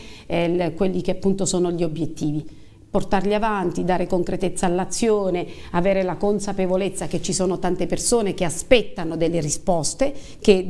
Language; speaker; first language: Italian; native; Italian